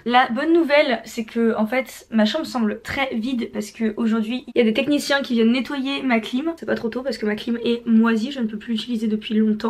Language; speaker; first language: French; native; French